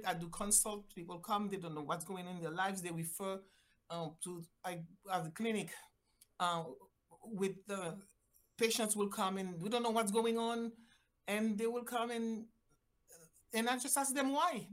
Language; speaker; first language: English; non-native, fluent; Haitian Creole